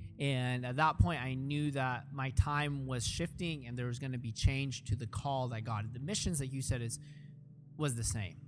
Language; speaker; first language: English; early bilingual, other home language; Russian